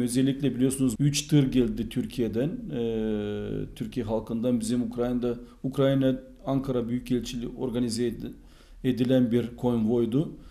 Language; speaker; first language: Turkish; non-native, fluent; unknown